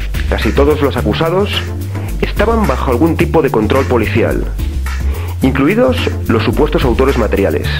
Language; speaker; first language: Spanish; native; Spanish